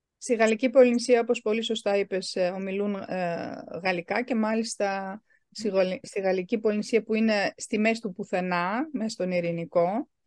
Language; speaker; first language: Greek; early bilingual, heritage; Greek